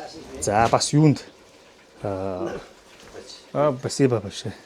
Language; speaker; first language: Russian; non-native, learner; Mongolian